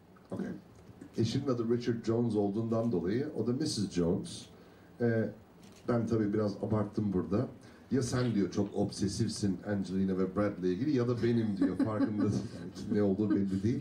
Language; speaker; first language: Turkish; native; Turkish